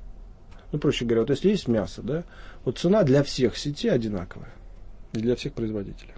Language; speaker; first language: Russian; native; Russian